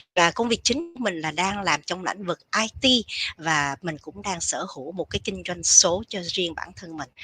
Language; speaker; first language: Vietnamese; native; Vietnamese